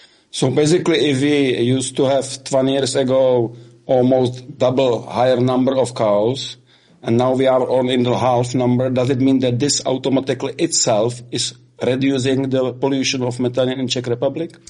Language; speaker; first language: English; non-native, fluent; Czech